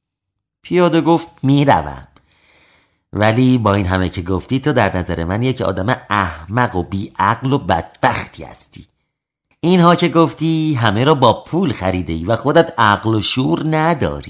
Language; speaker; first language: Persian; native; Persian